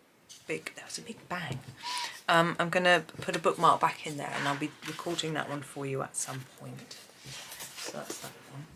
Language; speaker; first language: English; native; English